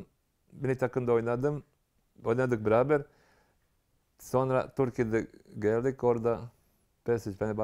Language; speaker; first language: Turkish; non-native, learner; Serbian